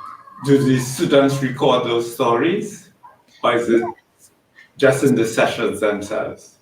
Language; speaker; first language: English; native; English